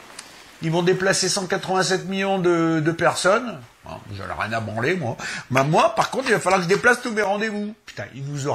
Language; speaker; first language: French; native; French